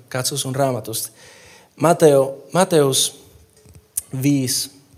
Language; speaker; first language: Finnish; non-native, fluent; Spanish